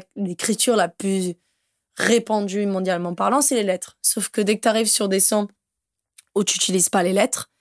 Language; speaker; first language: French; non-native, fluent; Portuguese